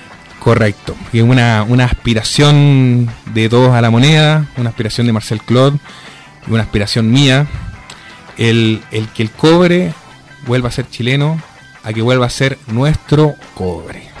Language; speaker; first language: Spanish; native; Spanish